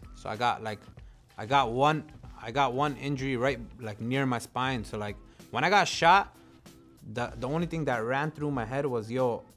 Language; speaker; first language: English; non-native, fluent; Punjabi